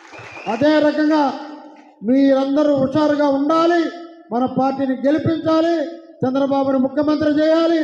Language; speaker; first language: Telugu; native; Telugu